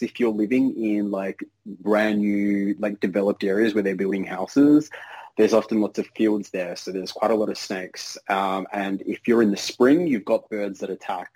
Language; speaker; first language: English; native; English